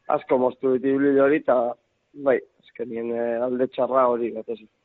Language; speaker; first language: Basque; native; Basque